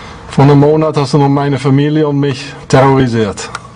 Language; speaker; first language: German; non-native, fluent; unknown